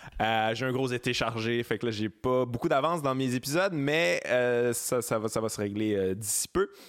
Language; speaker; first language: French; native; French